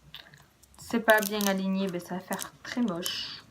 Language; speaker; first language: French; native; French